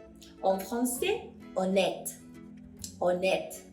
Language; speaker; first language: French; non-native, fluent; Spanish